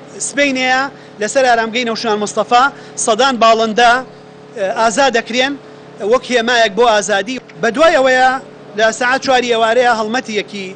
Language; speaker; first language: Central Kurdish; native; Central Kurdish